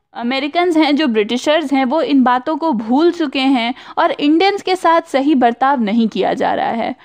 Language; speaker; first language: Hindi; native; Hindi